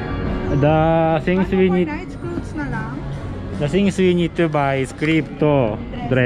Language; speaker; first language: English; non-native, learner; Japanese